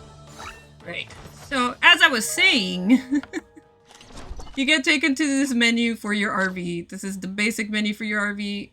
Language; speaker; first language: English; native; English